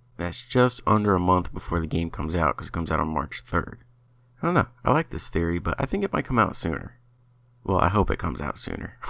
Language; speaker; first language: English; native; English